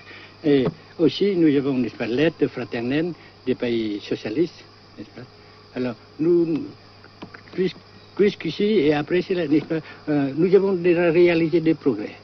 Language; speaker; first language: French; non-native, fluent; Vietnamese